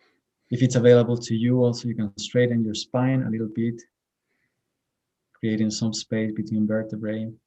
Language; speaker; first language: English; non-native, fluent; Spanish